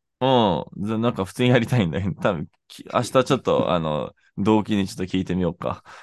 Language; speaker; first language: Japanese; non-native, fluent; English